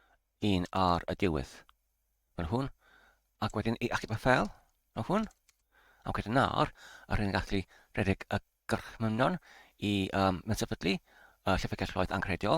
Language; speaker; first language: Welsh; non-native, learner; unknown